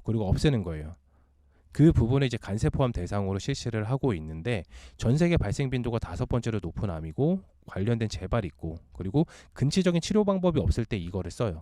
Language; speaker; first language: Korean; native; Korean